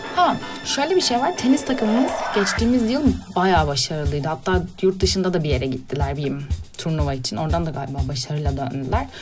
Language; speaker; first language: Turkish; native; Turkish